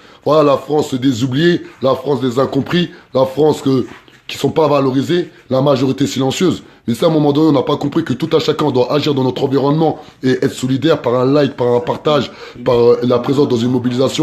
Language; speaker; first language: French; native; French